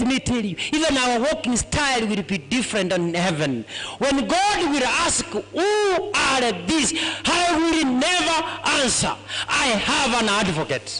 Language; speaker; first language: English; non-native, local second language; Gusii